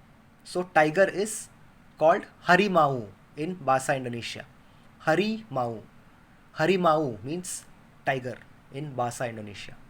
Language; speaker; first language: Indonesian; non-native, learner; Kannada